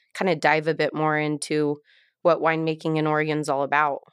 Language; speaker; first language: English; native; English